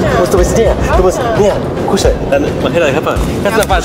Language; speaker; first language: German; non-native, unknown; Polish